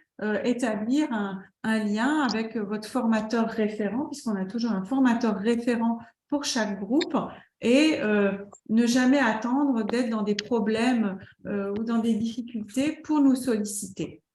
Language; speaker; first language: French; native; French